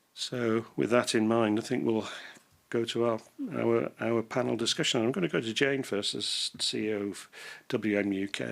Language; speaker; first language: English; native; English